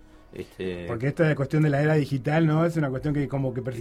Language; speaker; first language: Spanish; native; Spanish